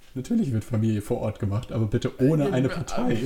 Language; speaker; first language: German; native; German